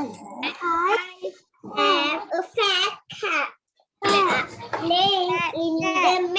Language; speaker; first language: English; non-native, learner; Malay